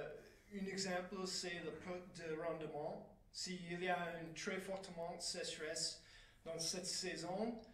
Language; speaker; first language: French; non-native, fluent; English